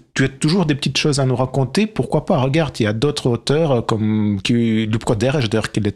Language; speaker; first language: French; non-native, fluent; Ukrainian